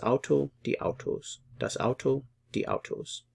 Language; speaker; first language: German; non-native, fluent; English